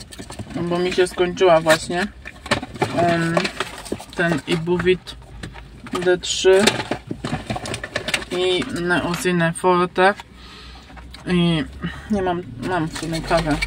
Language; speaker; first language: Polish; native; Polish